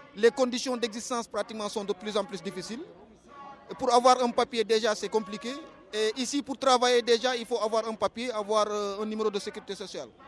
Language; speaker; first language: French; non-native, local second language; Wolof